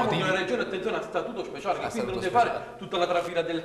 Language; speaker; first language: Italian; native; Italian